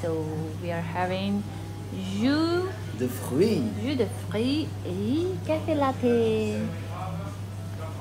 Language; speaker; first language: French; non-native, learner; Tibetan